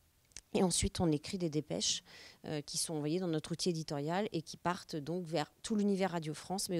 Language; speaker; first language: French; native; French